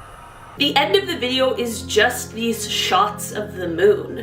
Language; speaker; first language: English; native; English